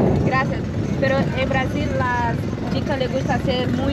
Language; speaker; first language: Spanish; non-native, learner; Portuguese